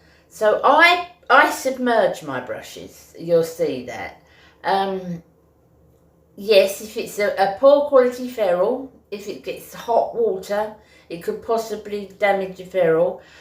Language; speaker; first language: English; native; English